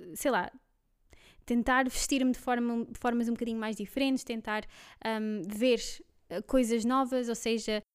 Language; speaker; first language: Portuguese; non-native, fluent; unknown